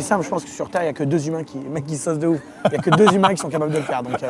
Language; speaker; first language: French; native; French